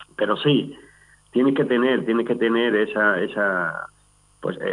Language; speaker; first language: Spanish; native; Spanish